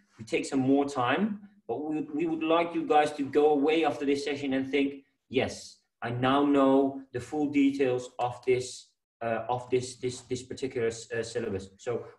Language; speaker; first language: English; non-native, fluent; Dutch